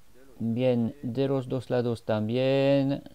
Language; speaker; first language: Spanish; non-native, fluent; French